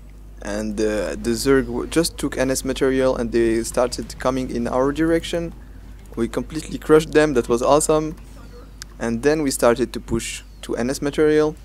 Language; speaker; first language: English; non-native, fluent; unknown